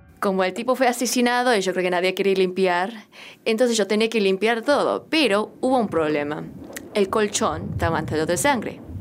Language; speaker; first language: Spanish; early bilingual, other home language; Korean